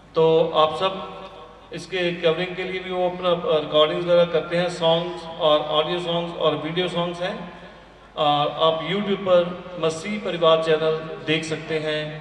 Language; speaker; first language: Hindi; non-native, local second language; Punjabi